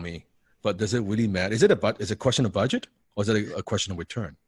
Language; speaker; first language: English; non-native, fluent; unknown